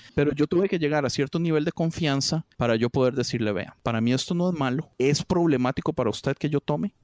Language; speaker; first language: Spanish; native; Spanish